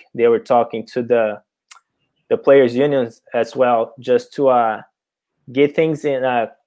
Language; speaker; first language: English; non-native, fluent; Portuguese